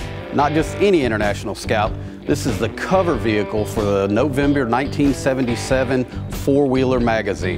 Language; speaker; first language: English; native; English